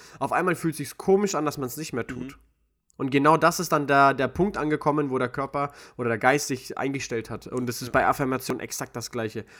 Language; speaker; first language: German; early bilingual, other home language; Russian